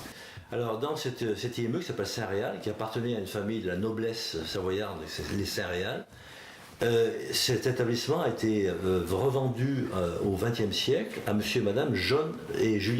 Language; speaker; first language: French; native; French